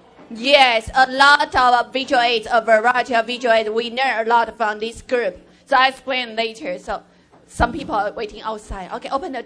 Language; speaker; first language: English; non-native, fluent; Chinese